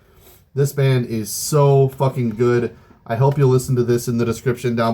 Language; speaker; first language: English; native; English